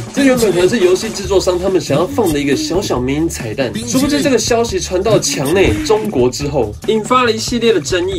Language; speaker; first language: Chinese; native; Chinese